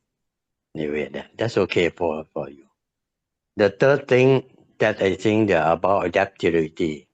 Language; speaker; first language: English; non-native, learner; Thai